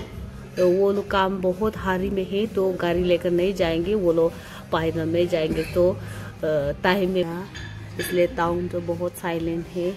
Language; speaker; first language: Hindi; non-native, local second language; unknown